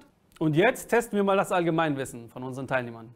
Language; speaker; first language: German; early bilingual, other home language; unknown